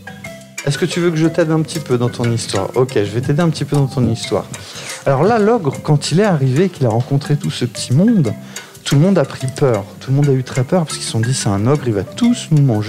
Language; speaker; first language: French; native; French